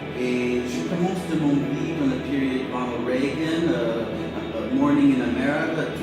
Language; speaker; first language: French; non-native, learner; English